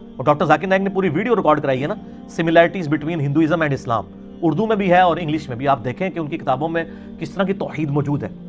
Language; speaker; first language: Urdu; non-native, local second language; Punjabi